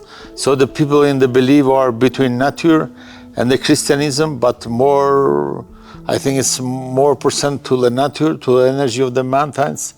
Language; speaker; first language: English; non-native, learner; Albanian